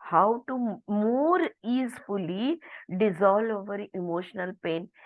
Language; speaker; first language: Hindi; non-native, local second language; Marathi